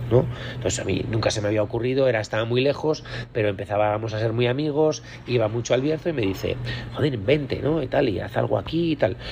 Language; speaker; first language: Spanish; native; Spanish